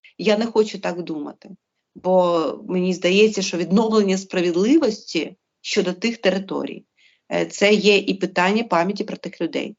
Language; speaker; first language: Ukrainian; native; Ukrainian